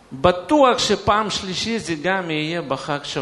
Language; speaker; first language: Hebrew; non-native, fluent; Russian